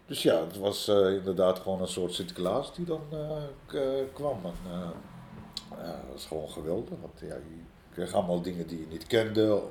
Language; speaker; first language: Dutch; early bilingual, other home language; Riffian